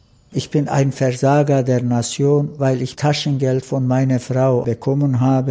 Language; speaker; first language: German; non-native, fluent; Turkish